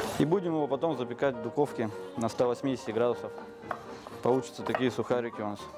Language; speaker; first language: Russian; native; Russian